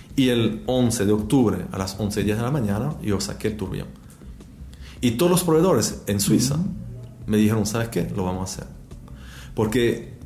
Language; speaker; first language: Spanish; non-native, fluent; French